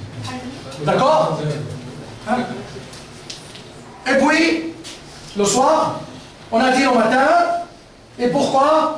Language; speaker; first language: French; non-native, fluent; Arabic